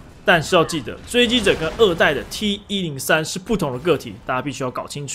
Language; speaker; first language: Chinese; native; Chinese